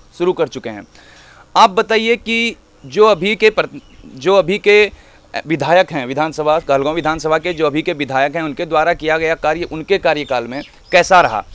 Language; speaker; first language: Hindi; native; Hindi